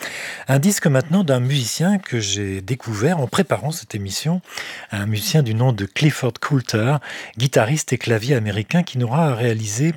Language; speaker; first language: French; native; French